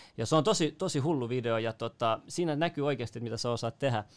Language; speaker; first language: Finnish; native; Finnish